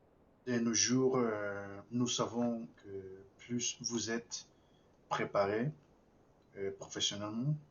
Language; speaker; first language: French; non-native, fluent; Spanish